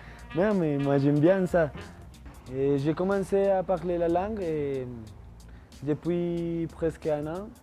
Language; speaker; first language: French; non-native, learner; Spanish